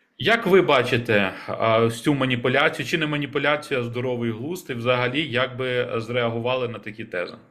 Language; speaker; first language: Ukrainian; native; Ukrainian